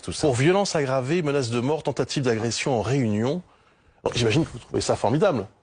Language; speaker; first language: French; native; French